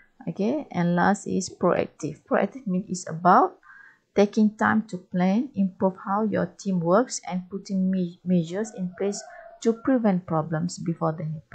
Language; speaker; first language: English; non-native, local second language; Malay